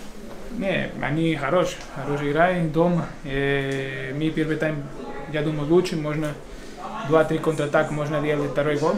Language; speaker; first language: Russian; non-native, learner; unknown